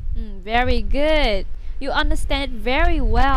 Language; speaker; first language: English; non-native, fluent; Vietnamese